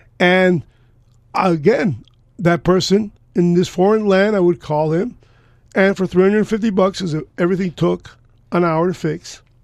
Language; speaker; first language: English; early bilingual, other home language; Spanish